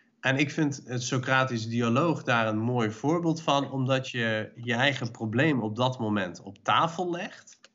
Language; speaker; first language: Dutch; early bilingual, other home language; Persian